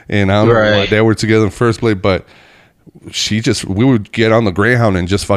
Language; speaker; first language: English; early bilingual, other home language; Spanish